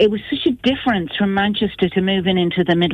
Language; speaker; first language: English; native; English